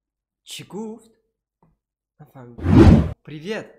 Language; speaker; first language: Russian; non-native, local second language; Tajik